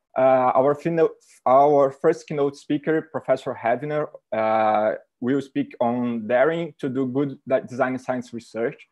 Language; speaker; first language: English; non-native, fluent; Portuguese